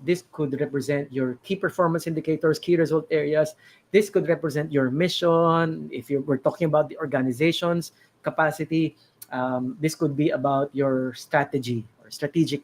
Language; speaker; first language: English; non-native, local second language; Filipino